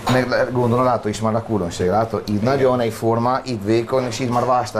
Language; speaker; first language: Hungarian; non-native, learner; Italian